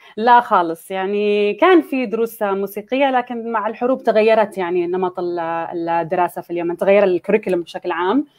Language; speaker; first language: Arabic; native; Arabic